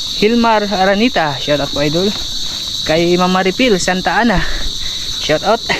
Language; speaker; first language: Filipino; native; Filipino